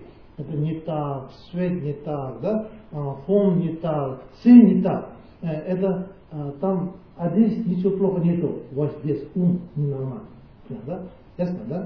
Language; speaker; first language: Russian; non-native, learner; Tibetan